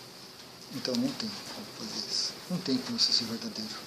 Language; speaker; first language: Portuguese; native; Portuguese